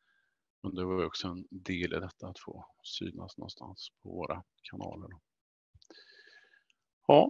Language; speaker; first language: Swedish; native; Swedish